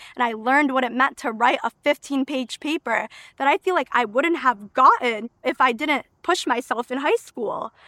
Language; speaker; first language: English; early bilingual, other home language; Albanian